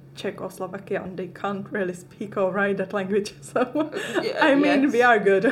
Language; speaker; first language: English; non-native, fluent; Czech